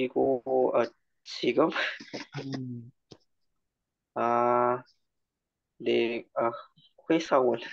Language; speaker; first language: Korean; non-native, learner; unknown